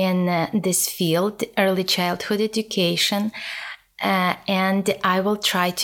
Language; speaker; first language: English; non-native, fluent; Ukrainian